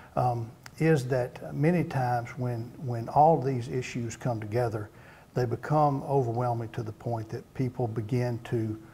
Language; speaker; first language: English; native; English